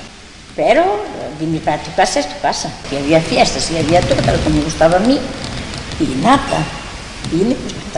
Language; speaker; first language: Spanish; non-native, local second language; Galician